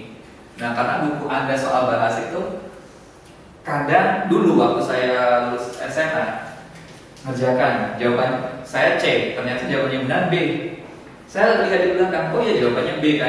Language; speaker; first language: Indonesian; native; Indonesian